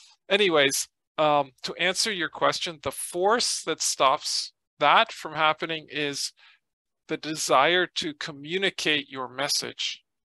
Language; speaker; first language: English; native; English